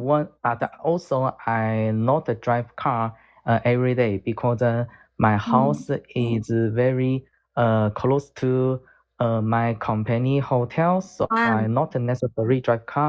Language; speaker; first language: English; non-native, learner; Korean